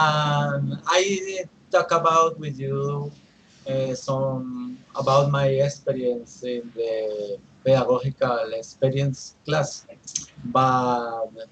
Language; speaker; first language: English; non-native, learner; Spanish